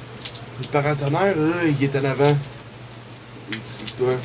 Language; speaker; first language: French; native; French